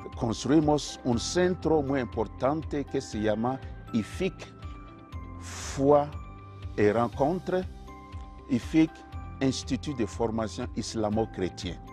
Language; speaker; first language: Spanish; non-native, learner; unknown